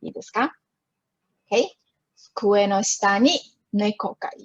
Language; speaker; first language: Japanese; non-native, fluent; Chinese